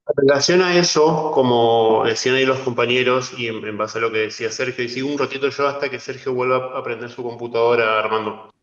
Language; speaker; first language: Spanish; native; Spanish